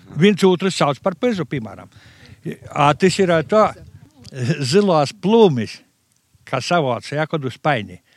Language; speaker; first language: Latvian; native; Latvian